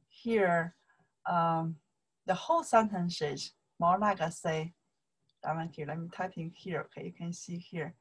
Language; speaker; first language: English; non-native, learner; Chinese